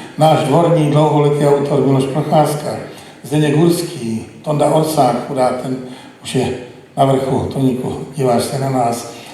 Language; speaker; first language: Czech; native; Czech